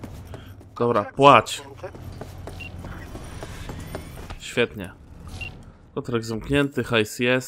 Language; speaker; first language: Polish; native; Polish